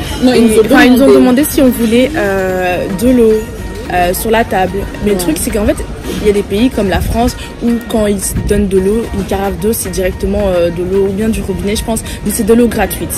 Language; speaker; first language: French; native; French